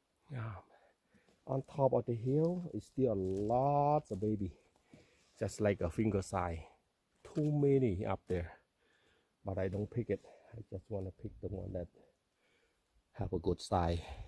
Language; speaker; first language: English; non-native, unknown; Khmer